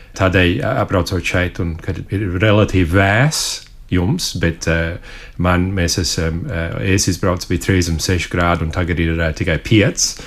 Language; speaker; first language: Latvian; early bilingual, heritage; Latvian